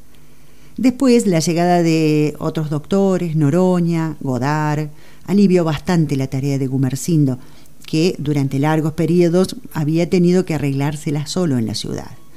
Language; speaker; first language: Spanish; native; Spanish